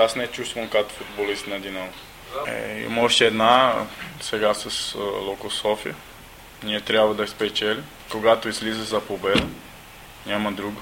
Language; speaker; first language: Bulgarian; non-native, learner; Portuguese